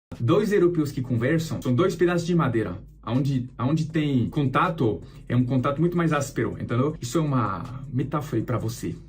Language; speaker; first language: Portuguese; non-native, fluent; French